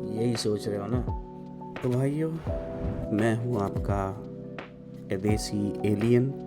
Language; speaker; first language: Hindi; native; Hindi